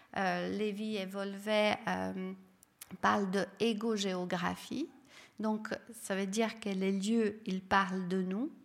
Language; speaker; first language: French; non-native, fluent; Serbian